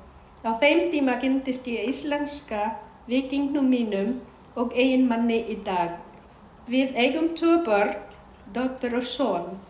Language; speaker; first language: Icelandic; non-native, fluent; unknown